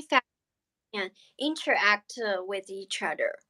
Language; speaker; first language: English; non-native, learner; Chinese